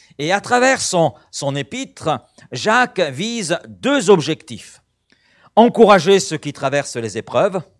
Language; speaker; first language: French; native; French